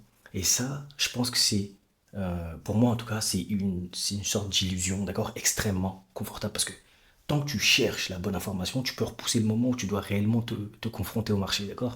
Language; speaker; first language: French; native; French